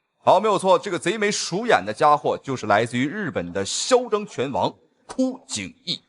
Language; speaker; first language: Chinese; native; Chinese